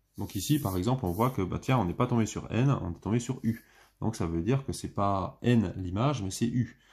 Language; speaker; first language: French; native; French